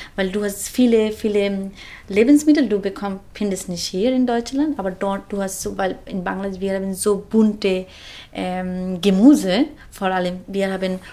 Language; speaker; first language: German; non-native, fluent; Bangla